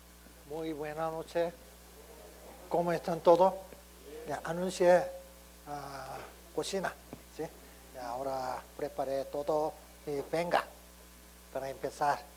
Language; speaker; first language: Spanish; non-native, learner; Korean